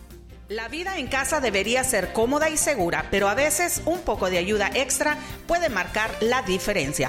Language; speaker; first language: Spanish; native; Spanish